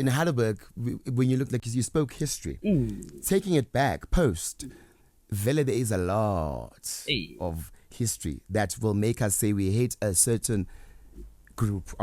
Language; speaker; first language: English; non-native, local second language; Zulu